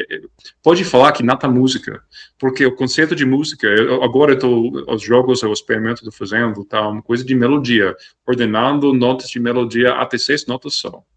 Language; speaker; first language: Portuguese; non-native, fluent; English